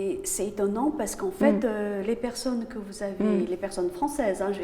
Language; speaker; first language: French; native; French